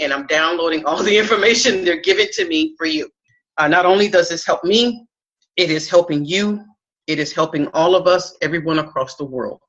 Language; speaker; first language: English; native; English